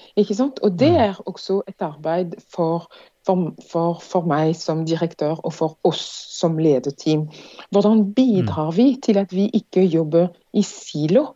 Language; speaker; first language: Norwegian; non-native, fluent; French